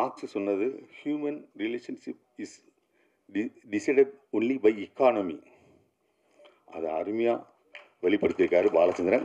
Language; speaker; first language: Tamil; native; Tamil